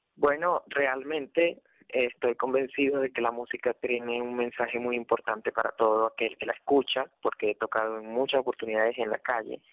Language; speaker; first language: Spanish; native; Spanish